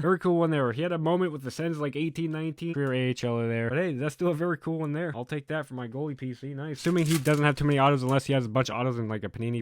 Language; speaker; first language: English; native; English